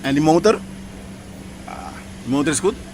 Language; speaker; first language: Dutch; non-native, local second language; Papiamento